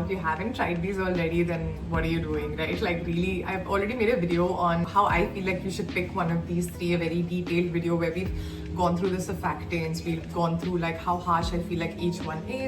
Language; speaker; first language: English; native; English